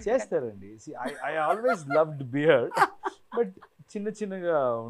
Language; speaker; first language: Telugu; non-native, fluent; Kannada